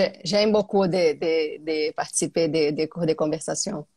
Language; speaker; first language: French; non-native, learner; Portuguese